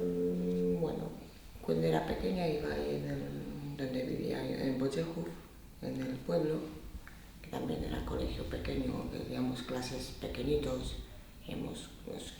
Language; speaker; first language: Spanish; non-native, fluent; Polish